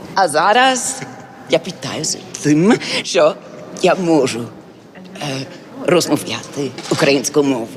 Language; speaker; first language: Ukrainian; non-native, learner; English